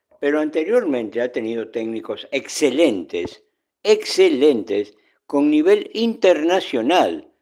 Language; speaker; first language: Spanish; native; Spanish